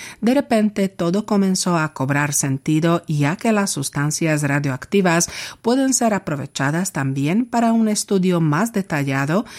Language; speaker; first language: Spanish; non-native, fluent; Slovak